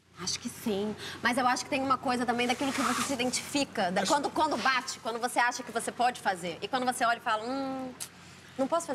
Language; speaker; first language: Portuguese; native; Portuguese